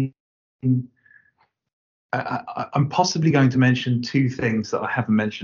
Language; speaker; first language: English; native; English